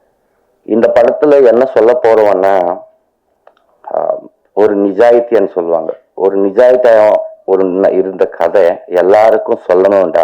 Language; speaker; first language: Tamil; non-native, learner; Telugu